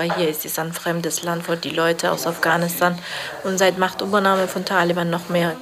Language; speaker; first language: German; non-native, learner; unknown